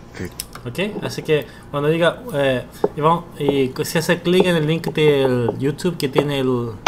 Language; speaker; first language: Spanish; non-native, fluent; Korean